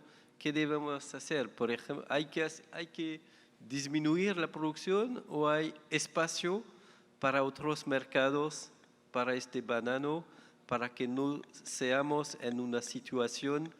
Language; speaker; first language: Spanish; non-native, fluent; French